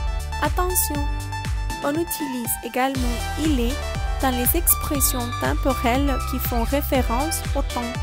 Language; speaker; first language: French; non-native, learner; Spanish